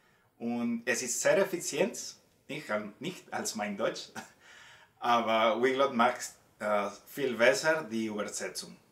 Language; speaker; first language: German; non-native, learner; Spanish